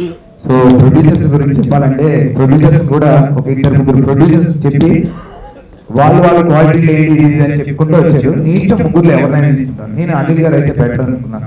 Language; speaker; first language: Telugu; native; Telugu